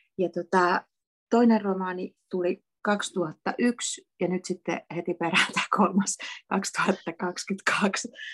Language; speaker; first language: Finnish; native; Finnish